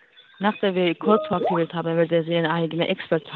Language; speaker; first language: German; non-native, learner; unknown